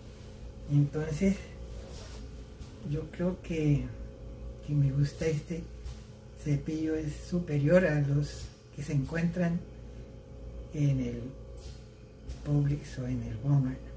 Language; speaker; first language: Spanish; early bilingual, heritage; Spanish